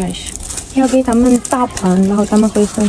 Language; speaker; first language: Chinese; non-native, learner; Ukrainian